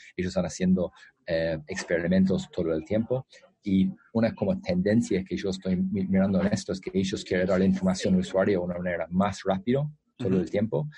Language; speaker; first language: Spanish; non-native, fluent; English